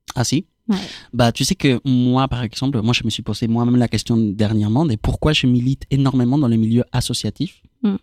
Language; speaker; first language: French; non-native, fluent; Spanish